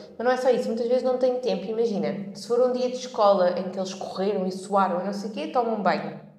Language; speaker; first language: Portuguese; native; Portuguese